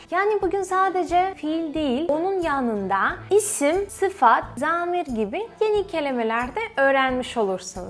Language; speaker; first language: Turkish; non-native, fluent; Russian